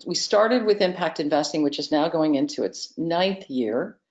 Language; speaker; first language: English; native; English